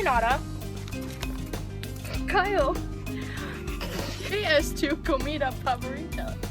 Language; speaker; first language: Spanish; non-native, learner; English